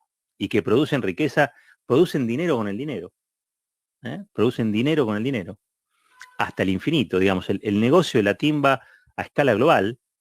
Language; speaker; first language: Spanish; native; Spanish